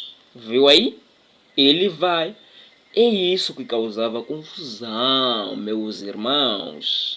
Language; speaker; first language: Portuguese; non-native, local second language; Tsonga